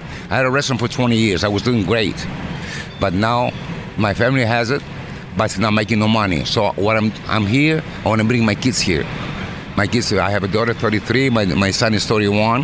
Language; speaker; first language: English; non-native, learner; Greek